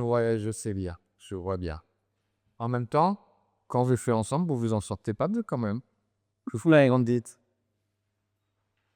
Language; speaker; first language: French; native; French